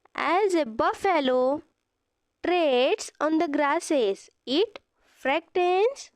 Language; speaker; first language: English; non-native, local second language; Marathi